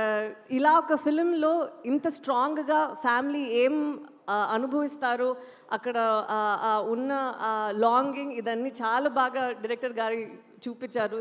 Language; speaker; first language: Telugu; non-native, local second language; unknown